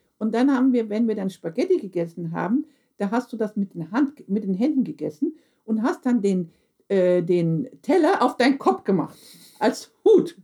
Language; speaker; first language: German; early bilingual, other home language; Turkish